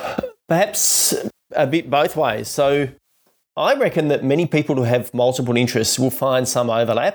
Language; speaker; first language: English; native; English